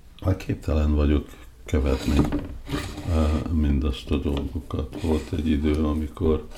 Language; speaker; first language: Hungarian; early bilingual, heritage; Hungarian